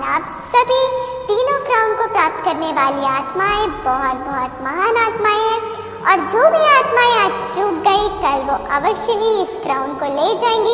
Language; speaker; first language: Hindi; native; Hindi